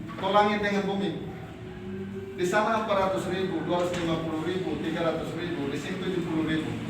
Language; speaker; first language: Indonesian; non-native, local second language; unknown